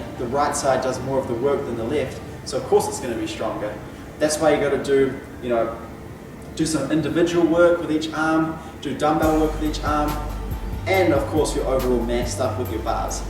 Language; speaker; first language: English; native; English